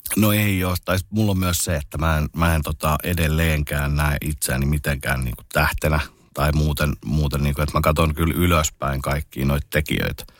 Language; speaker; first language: Finnish; native; Finnish